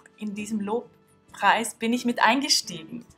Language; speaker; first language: German; non-native, fluent; Norwegian